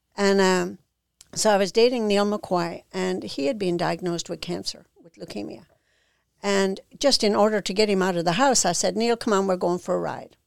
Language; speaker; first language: English; native; English